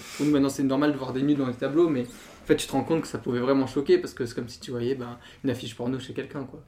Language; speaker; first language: French; native; French